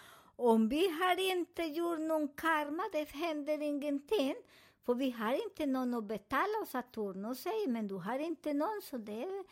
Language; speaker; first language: Swedish; non-native, learner; Spanish